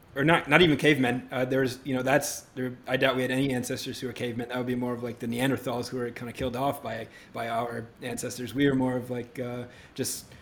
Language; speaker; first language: English; native; English